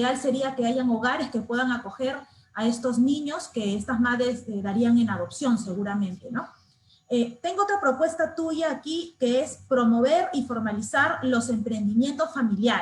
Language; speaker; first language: Spanish; native; Spanish